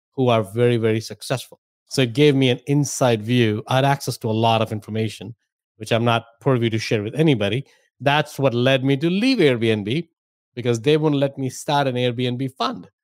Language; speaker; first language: English; non-native, local second language; Hindi